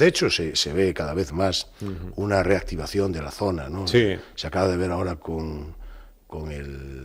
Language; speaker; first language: Spanish; native; Spanish